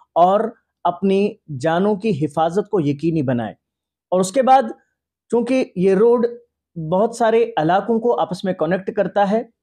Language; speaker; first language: Urdu; non-native, local second language; Kashmiri